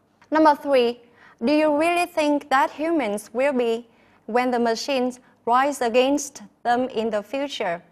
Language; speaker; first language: English; non-native, fluent; Vietnamese